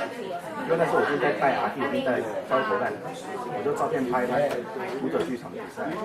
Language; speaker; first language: Chinese; native; Chinese